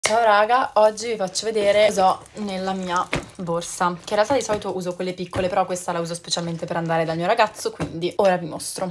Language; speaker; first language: Italian; native; Italian